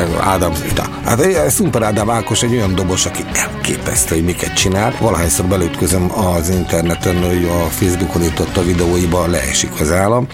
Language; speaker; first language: Hungarian; native; Hungarian